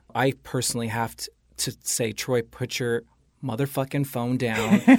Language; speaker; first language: English; native; English